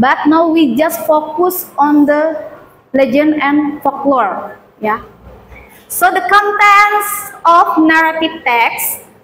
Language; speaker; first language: English; non-native, learner; Indonesian